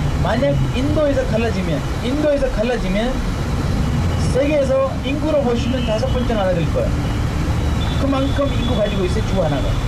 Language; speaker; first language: Korean; non-native, fluent; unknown